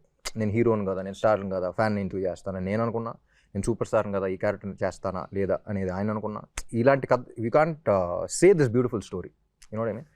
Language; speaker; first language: Telugu; native; Telugu